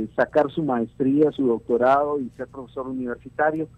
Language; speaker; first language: Spanish; native; Spanish